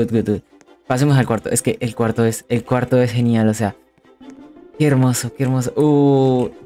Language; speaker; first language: Spanish; native; Spanish